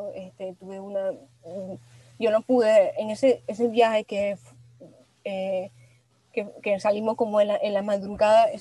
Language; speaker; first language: Spanish; native; Spanish